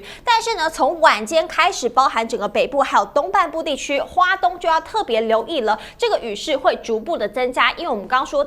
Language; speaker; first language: Chinese; native; Chinese